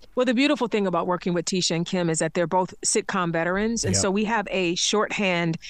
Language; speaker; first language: English; native; English